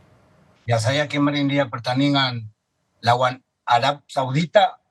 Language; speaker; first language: Indonesian; non-native, fluent; Spanish